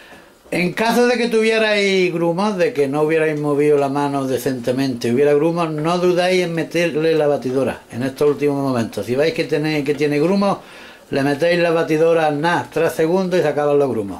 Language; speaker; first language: Spanish; native; Spanish